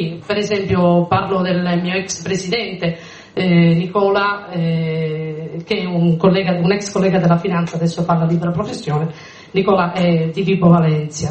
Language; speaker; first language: Italian; native; Italian